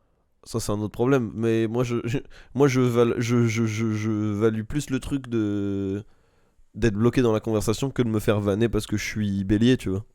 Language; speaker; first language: French; native; French